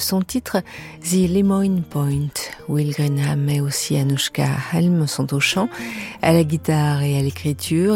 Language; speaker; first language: French; native; French